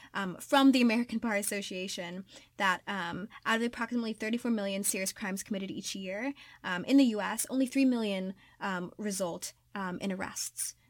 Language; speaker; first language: English; native; English